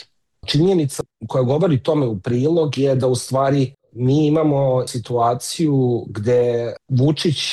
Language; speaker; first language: Serbian; native; Serbian